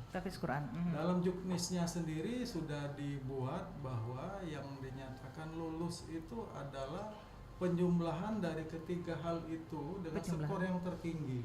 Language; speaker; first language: Indonesian; native; Indonesian